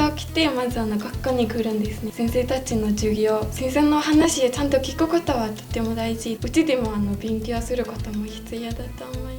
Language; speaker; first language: Japanese; non-native, fluent; Mongolian